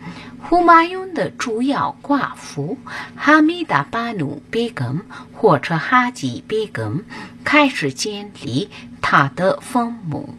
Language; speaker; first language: Chinese; non-native, fluent; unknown